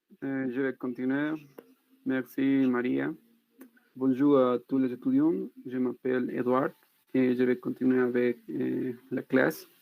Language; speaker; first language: French; non-native, learner; Spanish